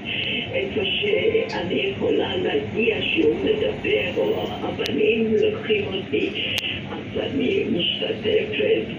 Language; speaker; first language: Hebrew; non-native, fluent; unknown